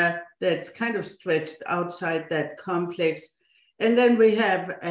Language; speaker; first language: English; non-native, fluent; Danish